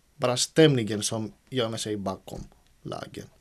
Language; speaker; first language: Swedish; non-native, fluent; Greek